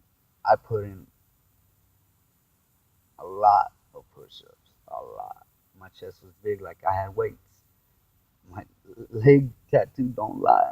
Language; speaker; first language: English; native; English